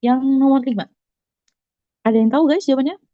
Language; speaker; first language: Indonesian; native; Indonesian